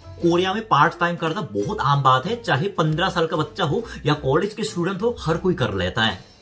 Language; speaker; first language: Hindi; non-native, fluent; Korean